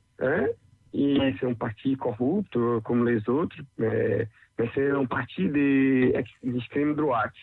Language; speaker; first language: French; non-native, learner; Portuguese